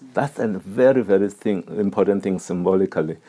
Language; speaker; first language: English; non-native, local second language; Xhosa